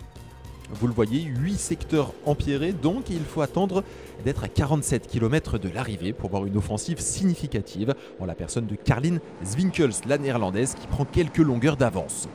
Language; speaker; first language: French; native; French